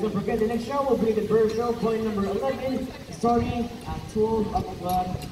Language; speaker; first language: English; non-native, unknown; Spanish